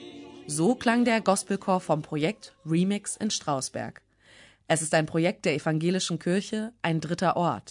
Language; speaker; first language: German; native; German